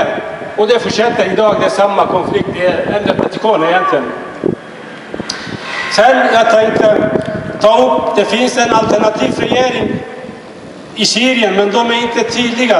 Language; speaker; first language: Swedish; non-native, fluent; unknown